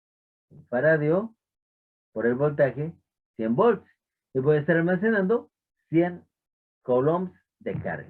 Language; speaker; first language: Spanish; native; Spanish